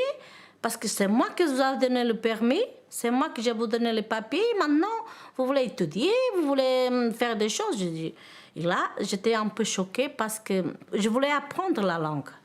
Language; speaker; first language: French; non-native, learner; Portuguese